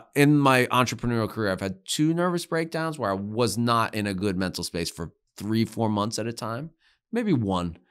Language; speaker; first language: English; native; English